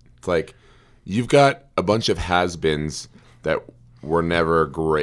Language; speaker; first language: English; native; English